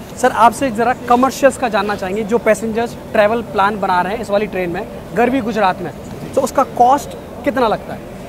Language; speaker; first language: Hindi; native; Hindi